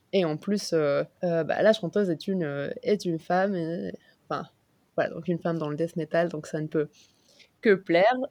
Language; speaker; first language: French; non-native, fluent; Spanish